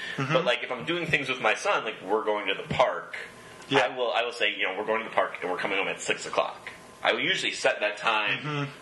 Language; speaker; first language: English; native; English